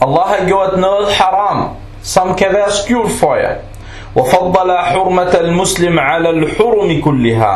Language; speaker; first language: Danish; non-native, local second language; Arabic